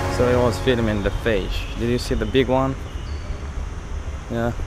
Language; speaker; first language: English; non-native, learner; Arabic